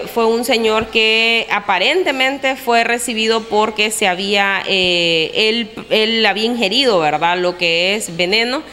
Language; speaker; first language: Spanish; native; Spanish